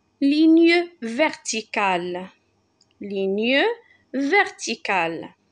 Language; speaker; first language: French; non-native, local second language; Arabic